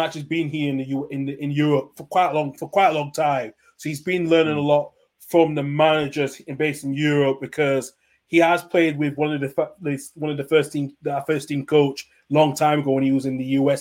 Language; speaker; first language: English; native; English